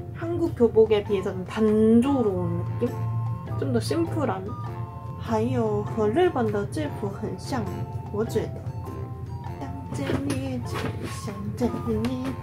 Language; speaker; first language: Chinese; non-native, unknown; Korean